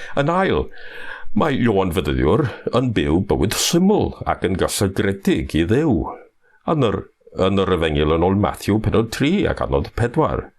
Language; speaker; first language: Welsh; non-native, fluent; English